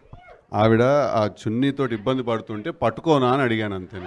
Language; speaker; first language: Telugu; native; Telugu